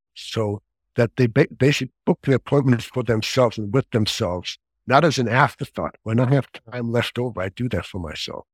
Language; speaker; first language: English; non-native, fluent; German